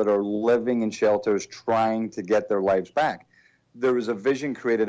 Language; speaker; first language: English; native; English